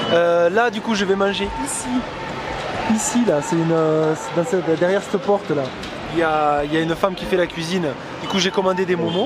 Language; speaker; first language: French; native; French